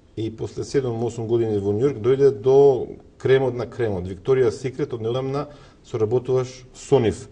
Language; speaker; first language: Macedonian; native; Macedonian